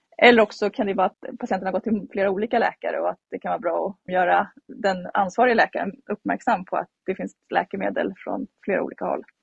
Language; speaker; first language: Swedish; native; Swedish